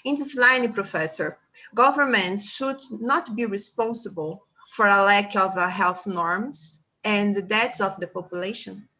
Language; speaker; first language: English; non-native, fluent; Portuguese